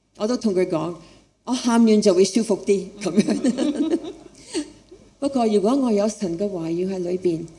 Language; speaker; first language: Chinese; non-native, fluent; English